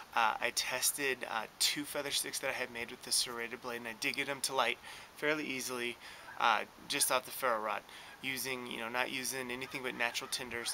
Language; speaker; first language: English; native; English